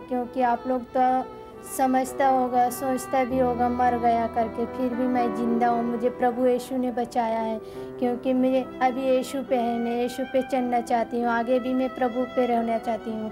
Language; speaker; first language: Hindi; non-native, local second language; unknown